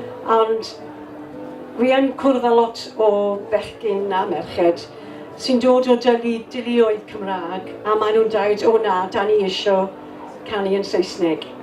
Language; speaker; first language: Welsh; non-native, local second language; English